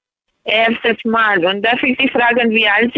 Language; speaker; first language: German; non-native, learner; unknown